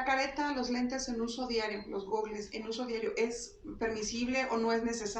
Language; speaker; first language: Spanish; native; Spanish